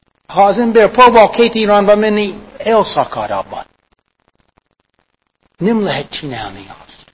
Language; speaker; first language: Hungarian; non-native, fluent; English